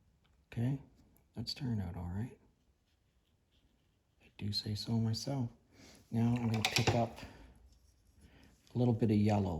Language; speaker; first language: English; native; English